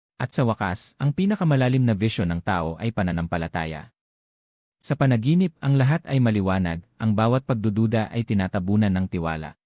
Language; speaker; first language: Filipino; native; Filipino